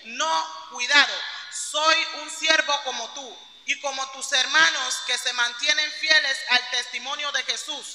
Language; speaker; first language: Spanish; native; Spanish